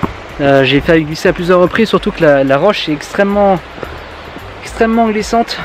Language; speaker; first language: French; native; French